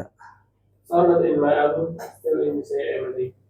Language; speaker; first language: English; non-native, learner; Indonesian